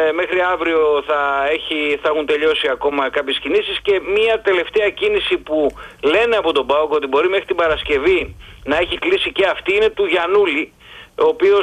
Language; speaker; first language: Greek; native; Greek